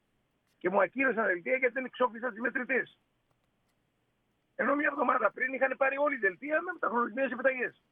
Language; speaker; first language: Greek; native; Greek